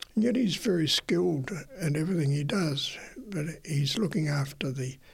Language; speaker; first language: English; native; English